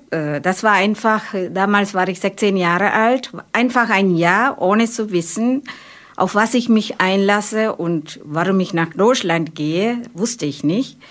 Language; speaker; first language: German; non-native, fluent; Malayalam